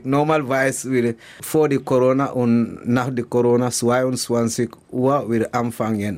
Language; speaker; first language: German; non-native, learner; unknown